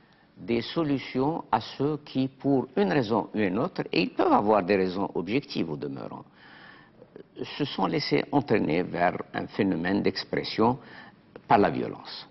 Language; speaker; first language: French; non-native, local second language; Arabic